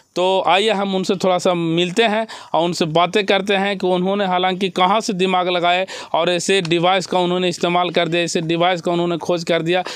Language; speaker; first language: Hindi; native; Hindi